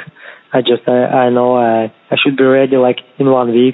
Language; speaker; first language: English; non-native, learner; Kazakh